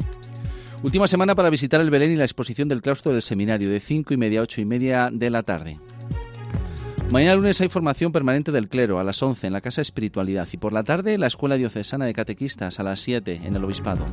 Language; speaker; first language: Spanish; native; Spanish